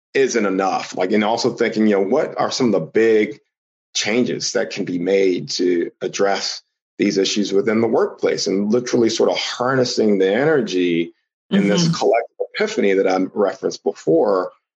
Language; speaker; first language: English; native; English